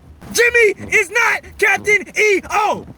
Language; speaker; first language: English; native; English